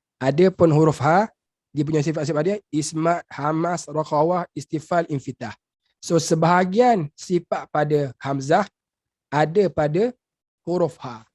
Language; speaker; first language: Malay; native; Malay